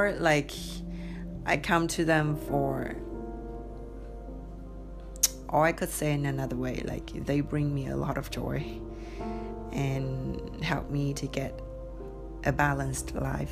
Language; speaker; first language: English; non-native, fluent; Vietnamese